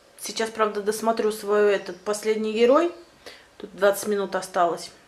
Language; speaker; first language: Russian; native; Russian